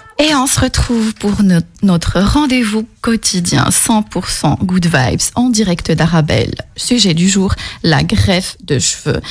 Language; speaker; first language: French; native; French